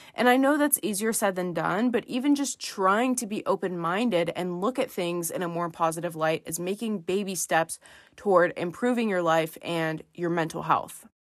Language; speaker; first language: English; native; English